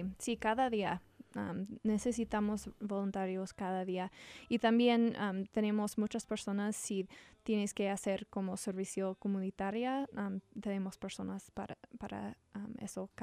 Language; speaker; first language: Spanish; non-native, learner; English